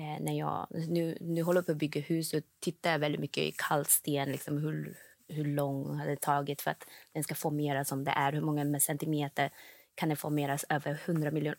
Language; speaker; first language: Swedish; non-native, fluent; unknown